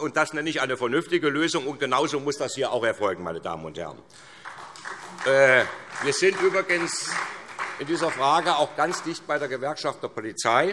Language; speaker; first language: German; native; German